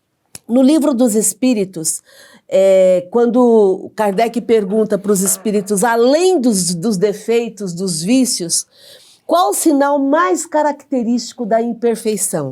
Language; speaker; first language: Portuguese; native; Portuguese